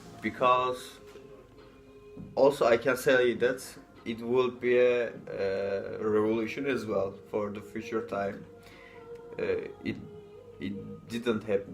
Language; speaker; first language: English; non-native, fluent; Turkish